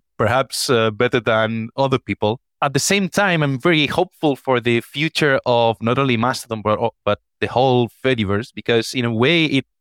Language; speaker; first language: English; non-native, fluent; Spanish